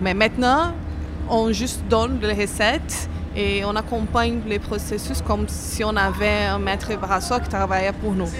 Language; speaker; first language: French; non-native, fluent; Portuguese